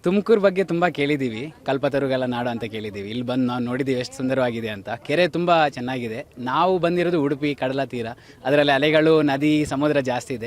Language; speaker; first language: Kannada; native; Kannada